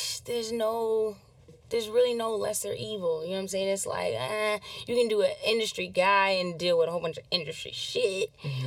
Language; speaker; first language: English; native; English